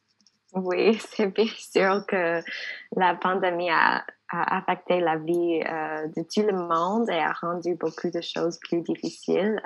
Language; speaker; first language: French; non-native, local second language; English